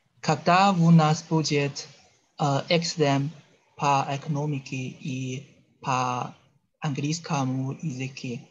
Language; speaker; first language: Russian; non-native, learner; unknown